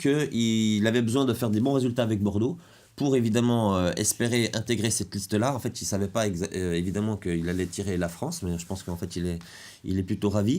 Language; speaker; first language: French; native; French